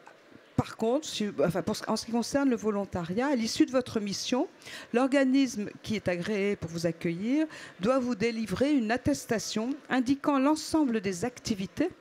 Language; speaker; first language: French; native; French